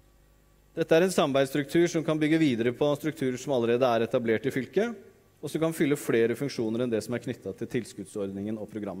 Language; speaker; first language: Norwegian; native; Norwegian